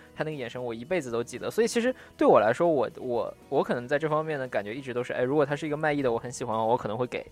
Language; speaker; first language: Chinese; native; Chinese